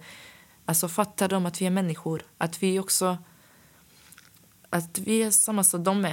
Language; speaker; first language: Swedish; non-native, fluent; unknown